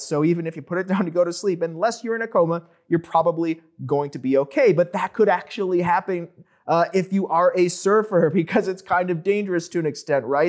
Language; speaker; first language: English; native; English